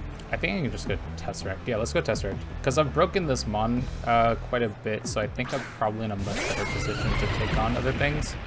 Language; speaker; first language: English; native; English